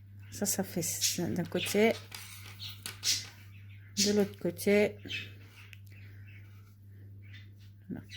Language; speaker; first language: French; native; French